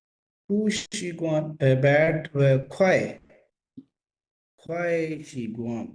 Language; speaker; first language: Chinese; non-native, learner; Urdu